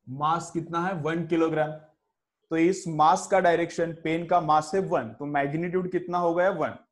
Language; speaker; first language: Hindi; non-native, local second language; Marathi